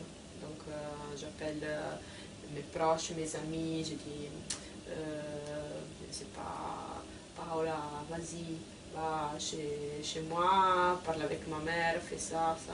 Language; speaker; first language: French; non-native, fluent; Italian